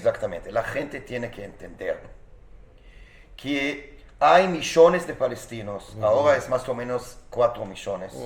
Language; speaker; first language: Spanish; non-native, fluent; Hebrew